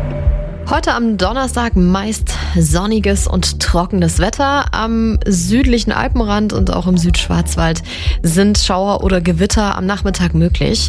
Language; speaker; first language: German; native; German